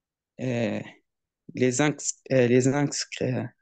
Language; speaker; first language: French; non-native, learner; Arabic